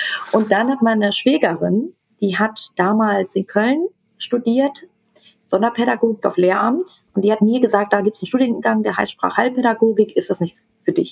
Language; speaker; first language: German; early bilingual, other home language; Tamil